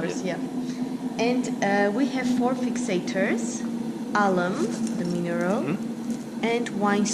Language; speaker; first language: English; non-native, fluent; Armenian